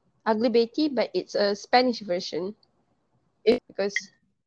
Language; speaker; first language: English; non-native, local second language; Malay